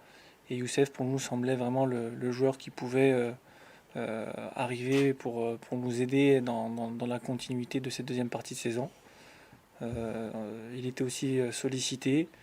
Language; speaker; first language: French; native; French